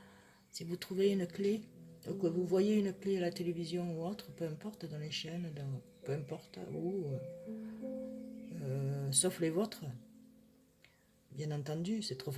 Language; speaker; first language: French; native; French